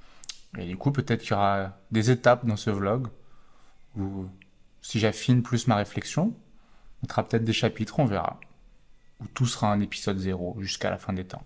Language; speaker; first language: French; native; French